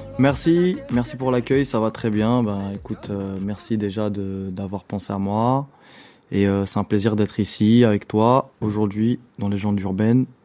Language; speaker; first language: French; non-native, local second language; Arabic